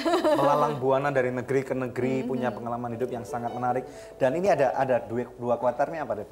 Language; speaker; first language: Indonesian; native; Indonesian